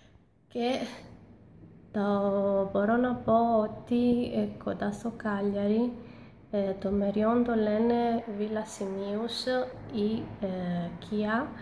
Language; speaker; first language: Greek; non-native, learner; Italian